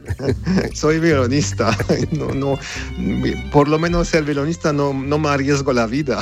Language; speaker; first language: Spanish; non-native, fluent; Armenian